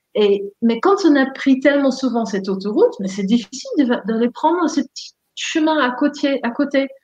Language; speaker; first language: French; non-native, fluent; Dutch